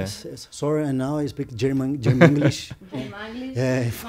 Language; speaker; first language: English; non-native, learner; Portuguese